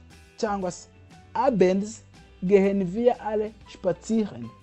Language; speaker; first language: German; non-native, fluent; Kinyarwanda